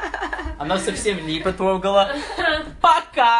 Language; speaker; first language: Russian; non-native, learner; English